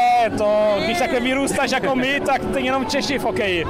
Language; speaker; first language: Czech; early bilingual, heritage; Czech